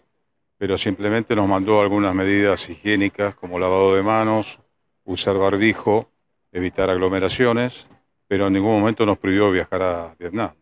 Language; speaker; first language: Spanish; native; Spanish